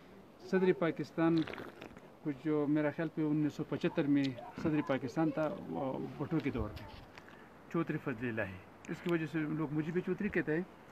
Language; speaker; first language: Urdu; non-native, local second language; Pashto